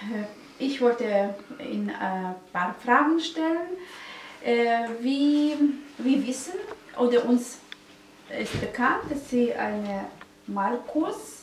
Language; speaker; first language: German; non-native, learner; Russian